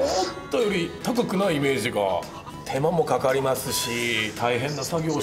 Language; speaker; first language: Japanese; native; Japanese